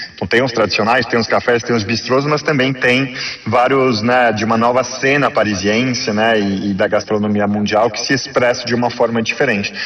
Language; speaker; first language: Portuguese; non-native, fluent; French